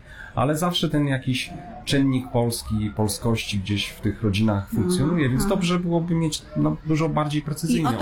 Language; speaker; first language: Polish; native; Polish